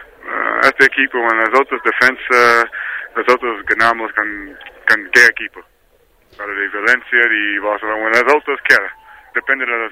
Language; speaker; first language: Spanish; non-native, learner; English